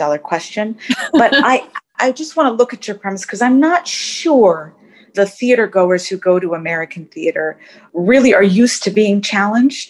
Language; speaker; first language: English; native; English